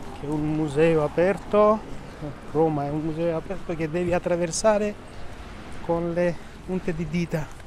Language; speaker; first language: Italian; non-native, fluent; Armenian